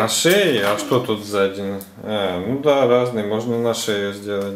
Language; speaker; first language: Russian; native; Russian